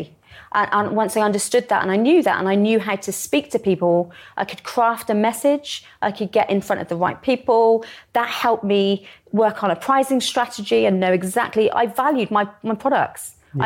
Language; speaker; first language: English; native; English